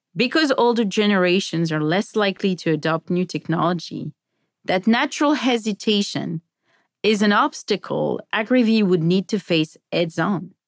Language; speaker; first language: English; non-native, fluent; French